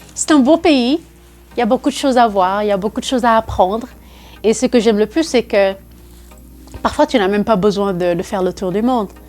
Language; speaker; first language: French; non-native, local second language; Wolof